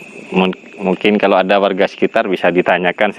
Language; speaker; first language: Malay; non-native, local second language; Madurese